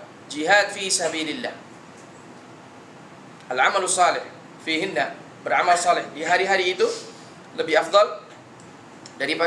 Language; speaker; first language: Indonesian; native; Indonesian